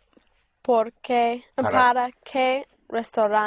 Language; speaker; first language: Spanish; non-native, learner; English